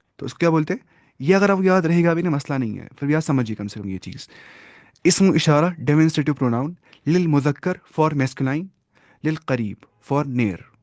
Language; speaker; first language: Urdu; non-native, local second language; Kashmiri